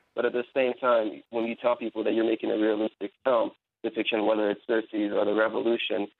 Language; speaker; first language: English; native; English